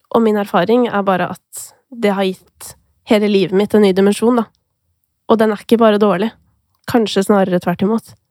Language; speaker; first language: Norwegian; native; Norwegian